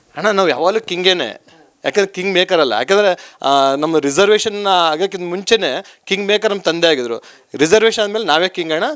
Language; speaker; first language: Kannada; native; Kannada